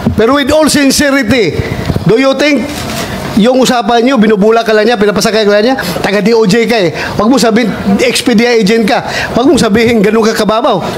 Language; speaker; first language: Filipino; non-native, local second language; Cebuano